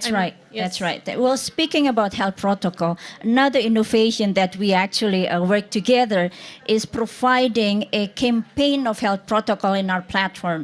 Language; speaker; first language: English; non-native, fluent; Indonesian